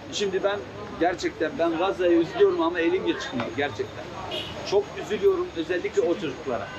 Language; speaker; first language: Turkish; early bilingual, other home language; Kurdish